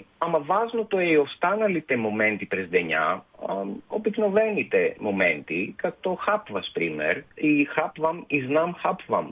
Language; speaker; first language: Bulgarian; non-native, fluent; Greek